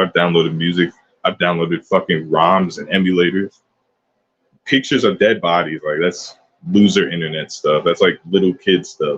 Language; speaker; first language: English; native; English